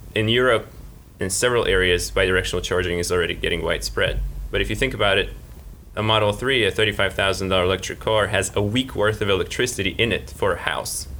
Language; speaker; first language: English; early bilingual, other home language; Russian